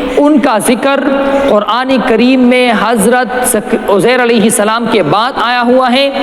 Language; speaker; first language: Urdu; non-native, local second language; Pashto